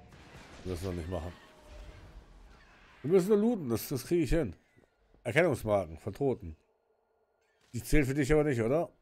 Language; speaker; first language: German; native; German